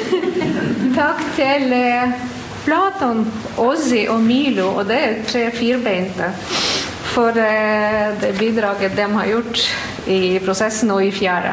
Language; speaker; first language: Norwegian; non-native, fluent; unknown